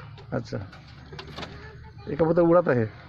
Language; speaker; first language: Hindi; non-native, local second language; Bangla